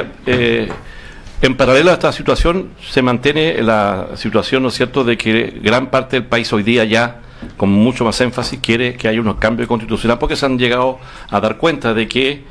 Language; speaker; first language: Spanish; native; Spanish